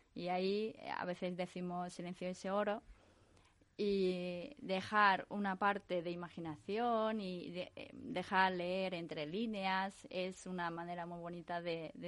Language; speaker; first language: Spanish; non-native, fluent; Japanese